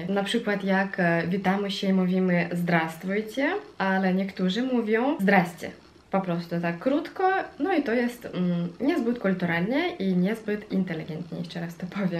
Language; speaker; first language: Polish; non-native, fluent; Russian